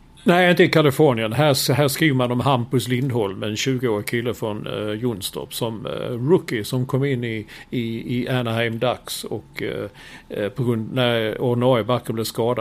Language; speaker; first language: Swedish; native; Swedish